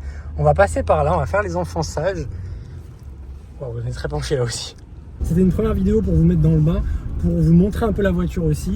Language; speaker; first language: French; native; French